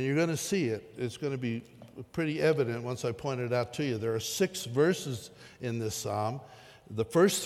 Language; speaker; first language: English; native; English